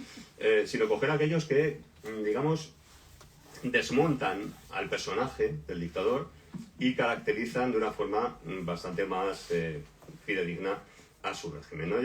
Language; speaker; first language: Spanish; native; Spanish